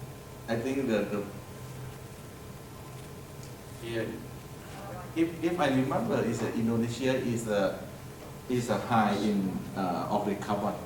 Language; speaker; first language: English; non-native, learner; Thai